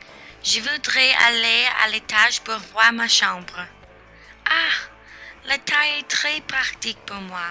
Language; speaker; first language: French; non-native, learner; English